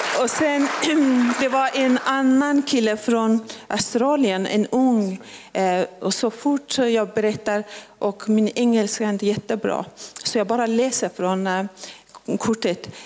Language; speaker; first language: Swedish; non-native, local second language; Persian